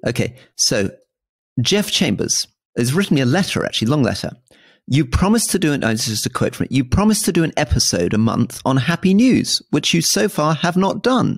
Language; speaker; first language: English; native; English